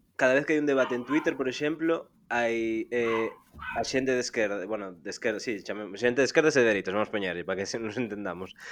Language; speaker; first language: Galician; native; Galician